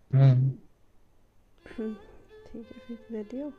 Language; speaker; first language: Hindi; native; Hindi